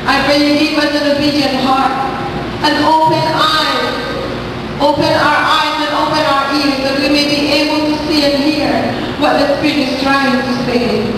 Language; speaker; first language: English; non-native, local second language; Filipino